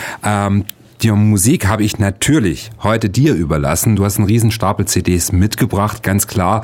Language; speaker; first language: German; native; German